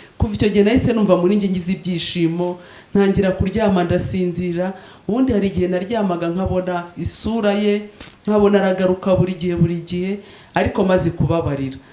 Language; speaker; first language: Kinyarwanda; native; Kinyarwanda